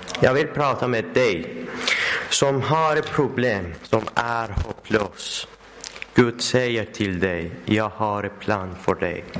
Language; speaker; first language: Swedish; non-native, learner; Persian